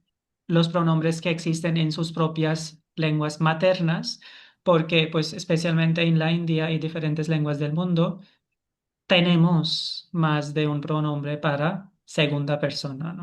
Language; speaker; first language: Spanish; non-native, fluent; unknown